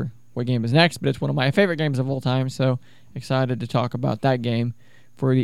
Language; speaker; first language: English; native; English